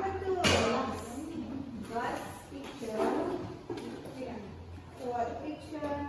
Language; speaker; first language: English; non-native, fluent; Indonesian